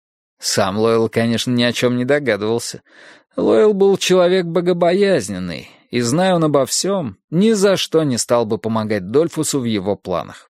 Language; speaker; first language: Russian; native; Russian